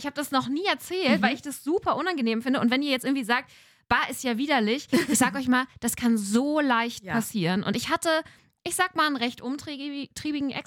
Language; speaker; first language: German; native; German